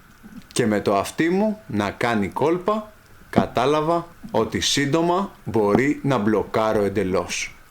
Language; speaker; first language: Greek; native; Greek